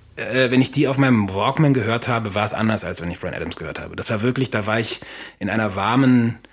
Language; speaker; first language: German; native; German